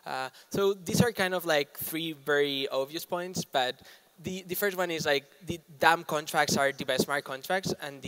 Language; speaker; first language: English; non-native, fluent; Spanish